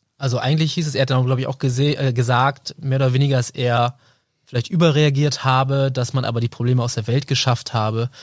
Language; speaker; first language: German; native; German